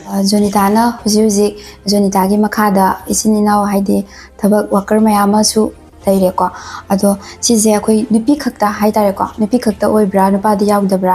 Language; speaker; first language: Manipuri; native; Manipuri